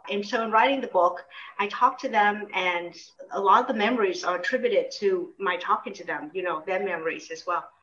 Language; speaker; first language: English; early bilingual, other home language; Vietnamese